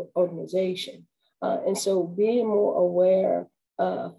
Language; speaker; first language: English; native; English